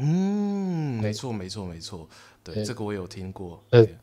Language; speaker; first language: Chinese; native; Chinese